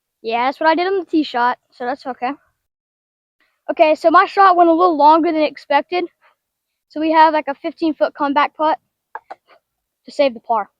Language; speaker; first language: English; native; English